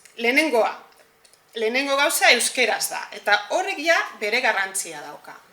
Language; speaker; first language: Basque; non-native, fluent; Catalan